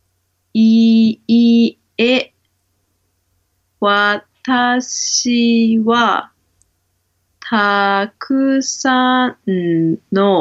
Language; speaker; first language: Japanese; non-native, learner; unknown